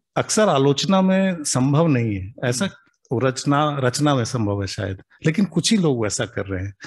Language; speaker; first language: Hindi; native; Hindi